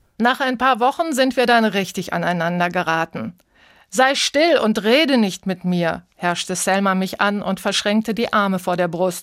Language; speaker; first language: German; native; German